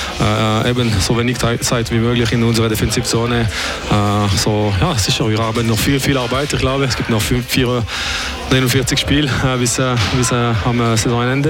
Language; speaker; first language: German; non-native, local second language; French